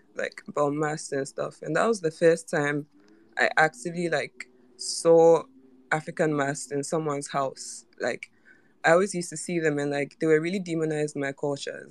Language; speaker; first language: English; non-native, local second language; Akan